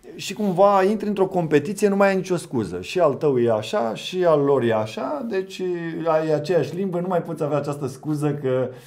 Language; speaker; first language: Romanian; native; Romanian